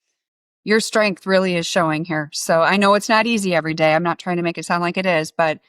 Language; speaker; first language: English; native; English